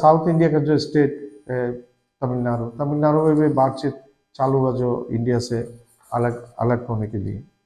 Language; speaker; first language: Hindi; non-native, learner; Bangla